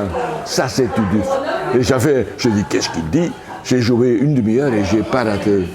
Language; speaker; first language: French; non-native, local second language; Dutch